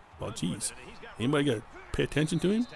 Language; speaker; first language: English; native; English